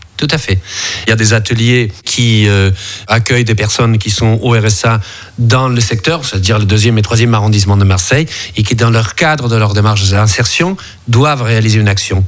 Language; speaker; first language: French; early bilingual, other home language; Spanish